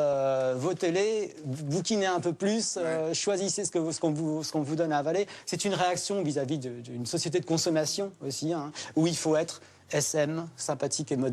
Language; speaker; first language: French; native; French